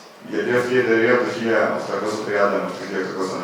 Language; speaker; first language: Greek; native; Greek